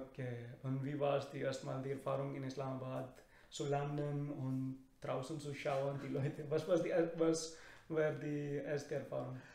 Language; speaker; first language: German; non-native, learner; Urdu